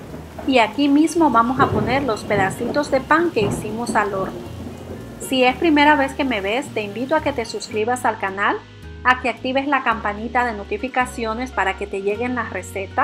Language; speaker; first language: Spanish; native; Spanish